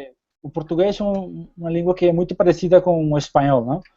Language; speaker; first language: Portuguese; non-native, fluent; Spanish